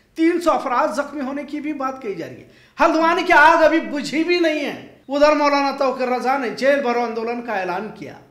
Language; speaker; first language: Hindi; non-native, local second language; Urdu